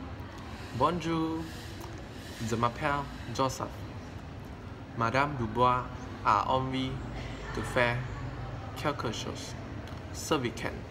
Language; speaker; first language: French; non-native, learner; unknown